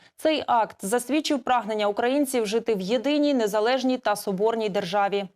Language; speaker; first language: Ukrainian; native; Ukrainian